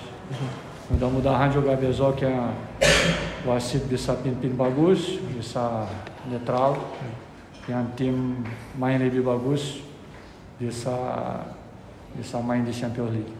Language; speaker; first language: Indonesian; non-native, learner; Portuguese